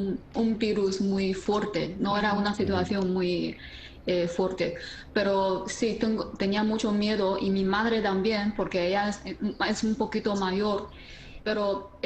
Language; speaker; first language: Spanish; non-native, fluent; Chinese